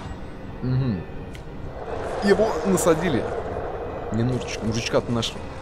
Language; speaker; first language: Russian; native; Russian